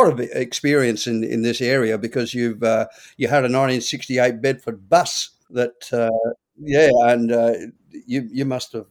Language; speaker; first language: English; native; English